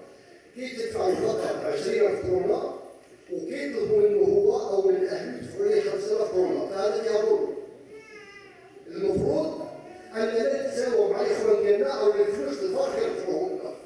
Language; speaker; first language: Arabic; native; Arabic